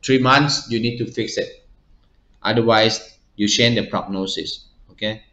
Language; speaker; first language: English; non-native, fluent; Thai